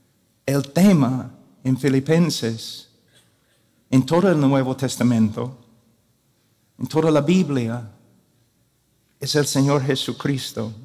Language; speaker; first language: Spanish; non-native, fluent; English